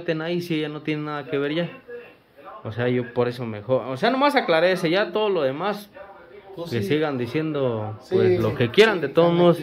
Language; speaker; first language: Spanish; native; Spanish